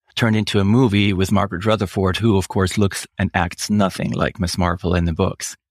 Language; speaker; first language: English; non-native, fluent; German